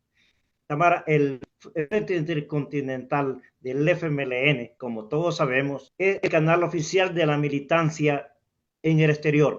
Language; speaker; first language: Spanish; native; Spanish